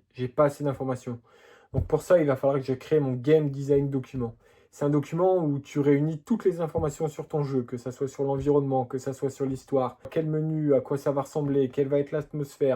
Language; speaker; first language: French; native; French